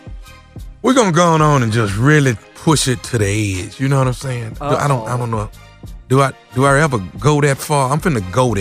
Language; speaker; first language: English; native; English